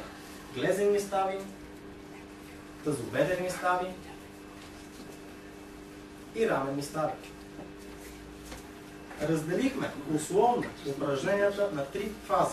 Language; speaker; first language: Bulgarian; native; Bulgarian